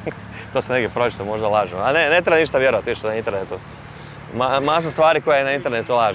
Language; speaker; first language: Serbian; native; Serbian